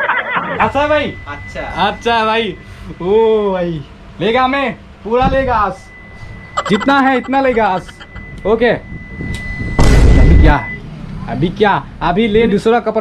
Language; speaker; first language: Hindi; non-native, local second language; Assamese